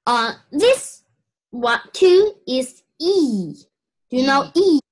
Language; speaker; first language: English; non-native, learner; Chinese